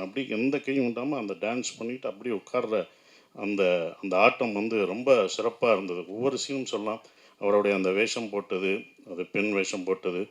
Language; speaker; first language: Tamil; native; Tamil